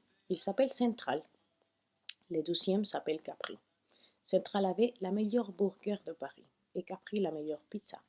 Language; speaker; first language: French; non-native, fluent; Spanish